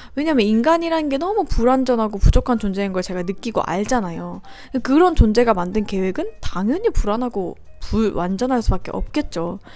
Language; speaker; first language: Korean; native; Korean